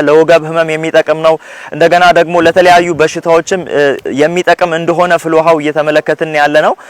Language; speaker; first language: Amharic; non-native, local second language; Wolaytta